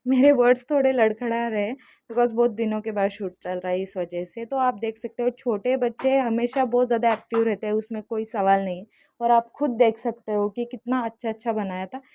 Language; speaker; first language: Hindi; non-native, local second language; Marathi